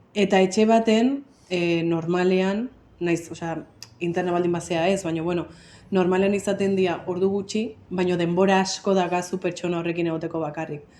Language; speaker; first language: Basque; early bilingual, other home language; Spanish